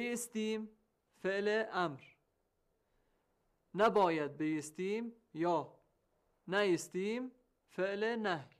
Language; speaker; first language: Persian; non-native, learner; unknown